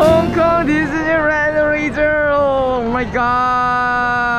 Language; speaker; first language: Korean; native; Korean